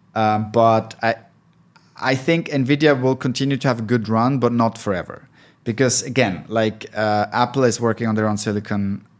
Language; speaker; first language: English; non-native, fluent; German